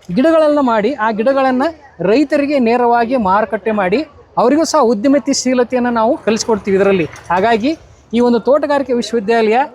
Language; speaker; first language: Kannada; native; Kannada